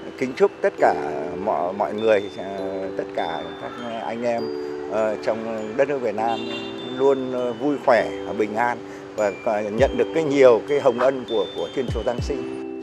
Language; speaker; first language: Vietnamese; native; Vietnamese